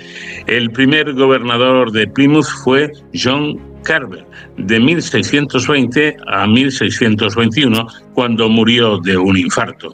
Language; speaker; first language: Spanish; native; Spanish